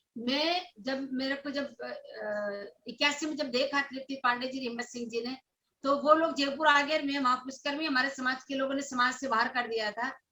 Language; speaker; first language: Hindi; non-native, local second language; Rajasthani